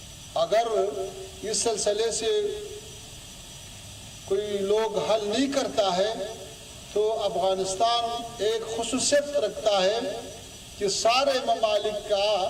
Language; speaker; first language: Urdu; non-native, fluent; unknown